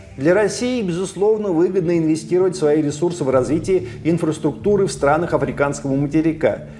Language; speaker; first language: Russian; native; Russian